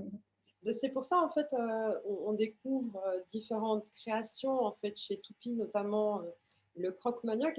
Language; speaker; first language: French; native; French